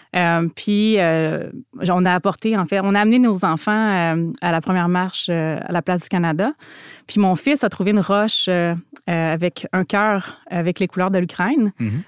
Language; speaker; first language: French; native; French